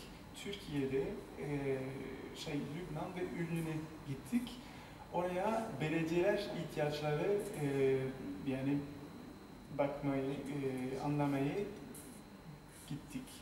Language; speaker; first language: Turkish; non-native, fluent; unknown